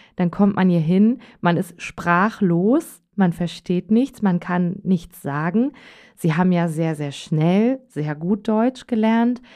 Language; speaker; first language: German; native; German